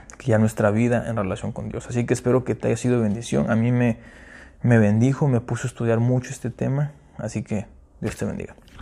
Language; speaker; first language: Spanish; early bilingual, heritage; Spanish